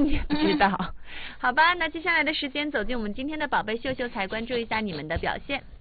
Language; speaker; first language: Chinese; native; Chinese